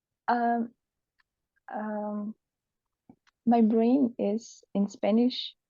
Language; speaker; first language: English; non-native, learner; Russian